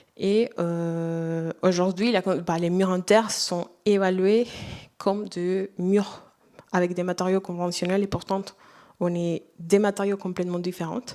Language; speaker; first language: French; non-native, fluent; Spanish